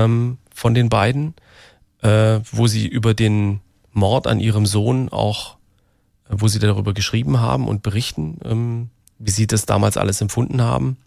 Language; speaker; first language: German; native; German